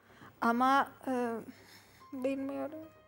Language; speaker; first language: Turkish; non-native, learner; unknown